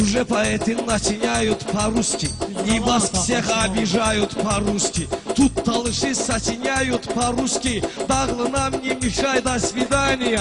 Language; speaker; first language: Russian; non-native, learner; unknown